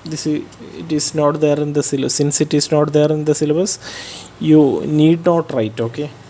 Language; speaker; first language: English; non-native, local second language; Malayalam